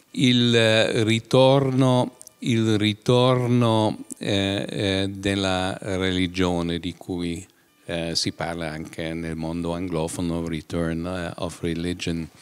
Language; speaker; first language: Italian; non-native, fluent; German